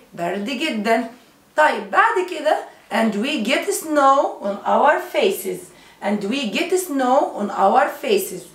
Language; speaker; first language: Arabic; native; Arabic